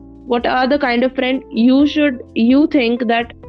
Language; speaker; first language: English; non-native, local second language; Punjabi